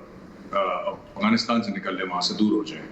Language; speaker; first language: Hindi; native; Hindi